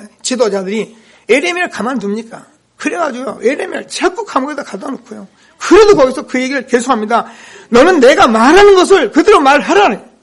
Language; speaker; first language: Korean; native; Korean